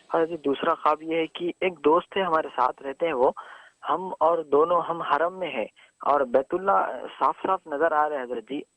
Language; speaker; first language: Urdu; native; Urdu